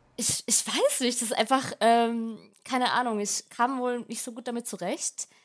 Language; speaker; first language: German; native; German